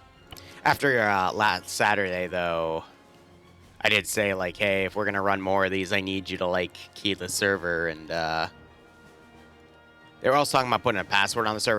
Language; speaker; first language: English; native; English